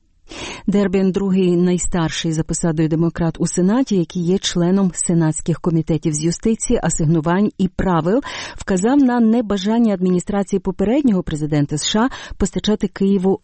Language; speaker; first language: Ukrainian; native; Ukrainian